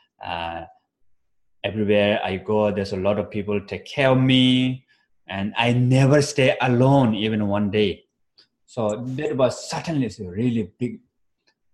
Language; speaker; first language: English; non-native, fluent; Tibetan